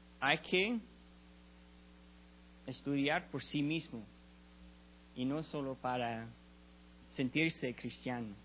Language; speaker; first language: Spanish; non-native, learner; English